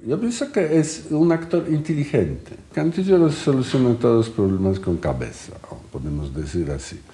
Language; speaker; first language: Spanish; non-native, fluent; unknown